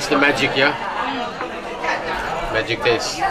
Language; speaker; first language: English; non-native, fluent; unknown